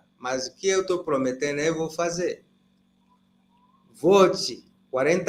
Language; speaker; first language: Portuguese; non-native, fluent; Igbo